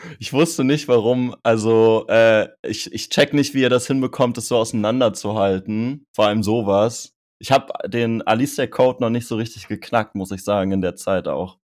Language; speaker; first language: German; native; German